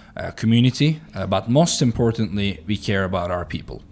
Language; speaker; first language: English; non-native, fluent; Turkish